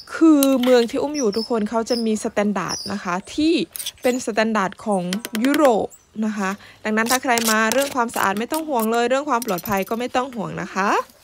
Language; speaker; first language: Thai; native; Thai